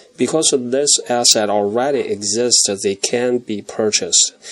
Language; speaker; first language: English; non-native, fluent; Chinese